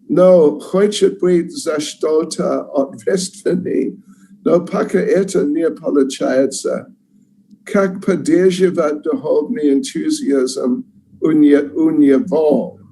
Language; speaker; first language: Russian; non-native, learner; English